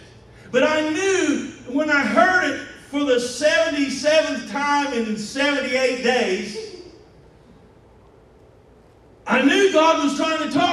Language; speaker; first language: English; native; English